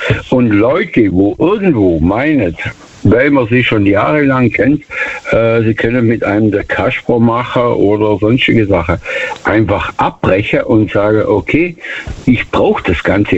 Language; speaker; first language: German; native; German